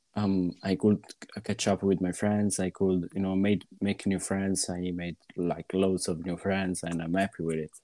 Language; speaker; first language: English; non-native, fluent; Italian